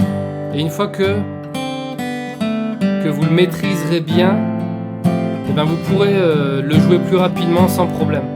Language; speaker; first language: French; native; French